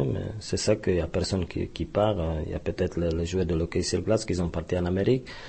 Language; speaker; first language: French; non-native, fluent; Czech